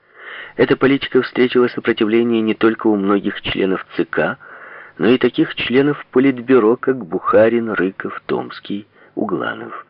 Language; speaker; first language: Russian; native; Russian